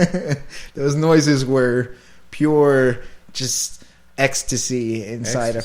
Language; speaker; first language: English; native; English